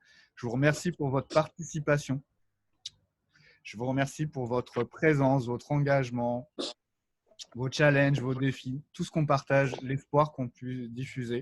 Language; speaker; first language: French; native; French